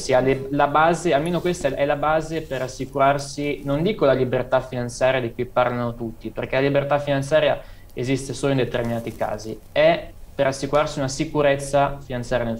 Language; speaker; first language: Italian; native; Italian